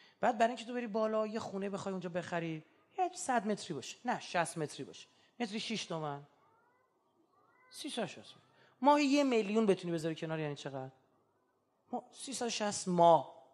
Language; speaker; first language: Persian; native; Persian